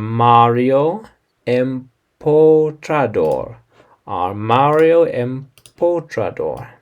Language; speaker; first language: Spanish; non-native, learner; English